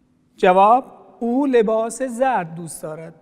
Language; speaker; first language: Persian; non-native, fluent; Arabic